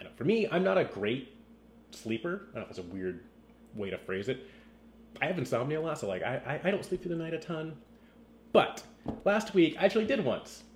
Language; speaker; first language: English; native; English